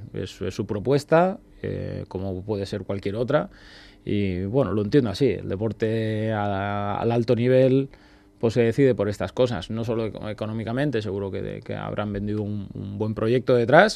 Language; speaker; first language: Spanish; native; Spanish